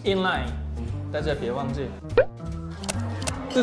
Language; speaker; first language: Chinese; non-native, fluent; Korean